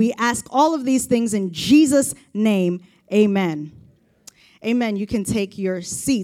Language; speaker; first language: English; native; English